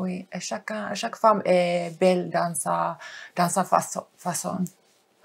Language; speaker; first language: French; non-native, fluent; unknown